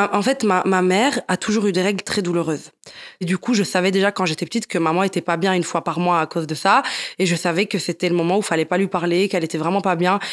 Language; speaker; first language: French; non-native, fluent; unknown